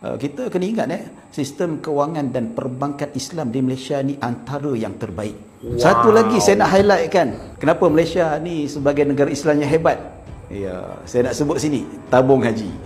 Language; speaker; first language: Malay; native; Malay